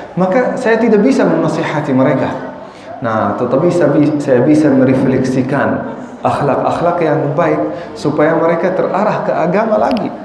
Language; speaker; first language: Indonesian; non-native, fluent; Arabic